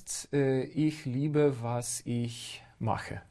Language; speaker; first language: German; non-native, fluent; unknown